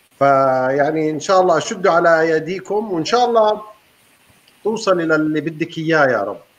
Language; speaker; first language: Arabic; native; Arabic